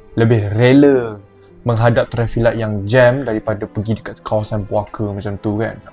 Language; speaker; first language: Malay; native; Malay